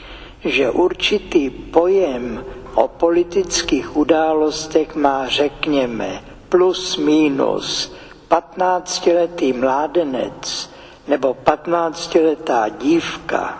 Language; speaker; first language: Czech; native; Czech